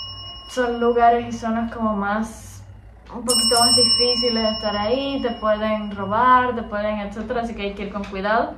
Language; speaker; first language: Spanish; native; Spanish